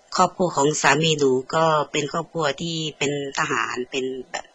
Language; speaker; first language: Thai; native; Thai